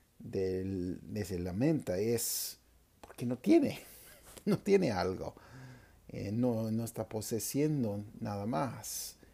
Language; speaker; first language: Spanish; non-native, fluent; English